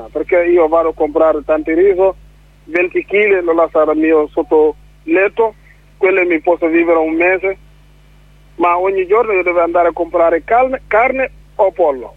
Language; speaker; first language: Italian; non-native, learner; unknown